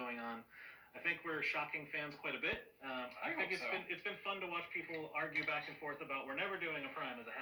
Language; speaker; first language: English; native; English